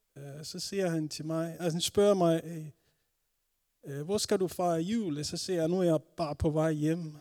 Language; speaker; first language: Danish; non-native, fluent; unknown